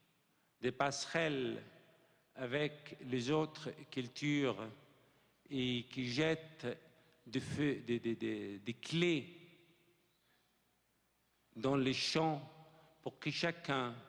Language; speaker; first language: French; non-native, fluent; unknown